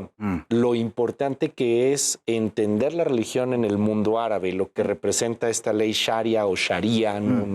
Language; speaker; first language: Spanish; native; Spanish